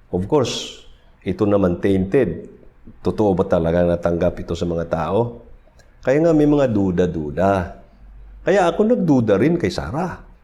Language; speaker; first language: Filipino; non-native, local second language; Cebuano